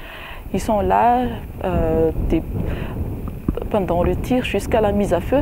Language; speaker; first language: French; non-native, local second language; Malagasy